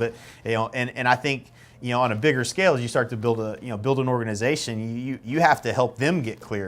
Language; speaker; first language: English; native; English